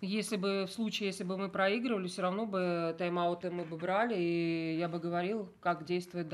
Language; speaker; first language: Russian; native; Russian